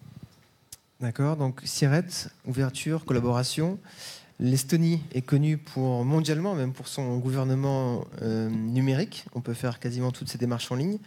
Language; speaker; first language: French; native; French